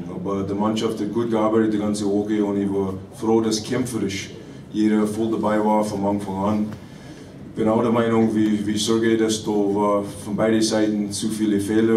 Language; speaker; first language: German; non-native, fluent; English